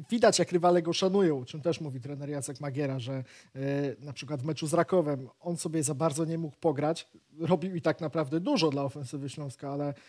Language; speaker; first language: Polish; native; Polish